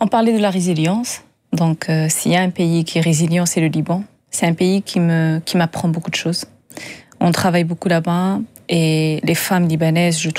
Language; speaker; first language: French; non-native, local second language; Tachelhit